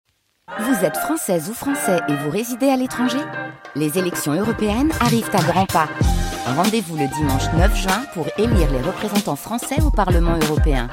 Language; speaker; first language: French; native; French